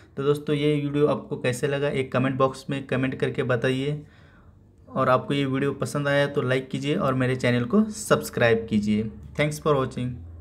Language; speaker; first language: Hindi; non-native, local second language; Marathi